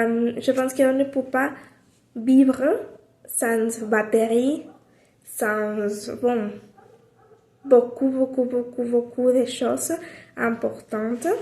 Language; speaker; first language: French; non-native, learner; Spanish